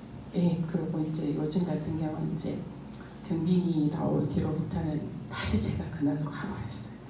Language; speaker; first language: Korean; native; Korean